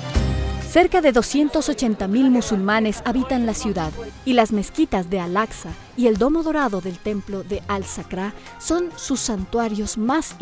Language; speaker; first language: Spanish; native; Spanish